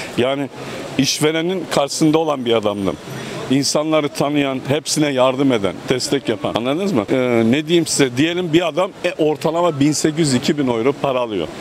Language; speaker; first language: Turkish; native; Turkish